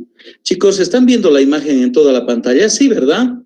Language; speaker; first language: Spanish; native; Spanish